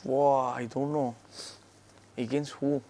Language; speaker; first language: English; non-native, learner; Spanish